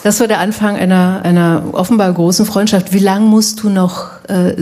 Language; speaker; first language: German; native; German